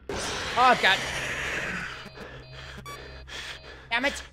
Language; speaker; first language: English; native; English